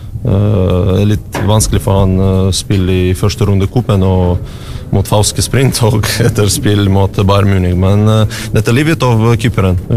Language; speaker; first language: Norwegian; non-native, learner; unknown